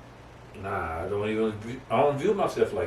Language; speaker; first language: English; native; English